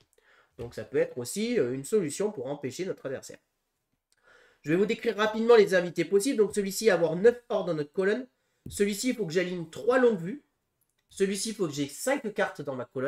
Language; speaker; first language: French; native; French